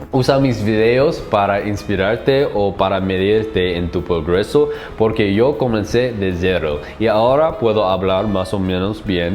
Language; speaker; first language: Spanish; non-native, learner; English